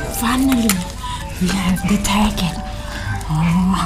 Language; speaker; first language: English; non-native, learner; Thai